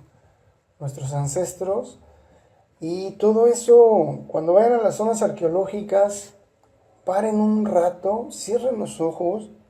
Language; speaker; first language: Spanish; native; Spanish